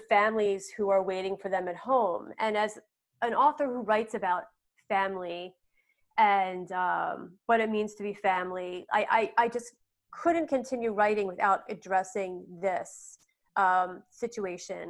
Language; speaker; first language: English; native; English